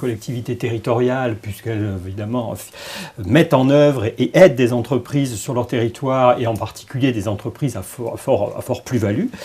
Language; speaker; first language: French; native; French